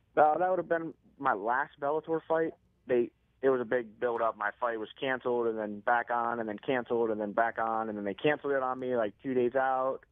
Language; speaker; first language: English; native; English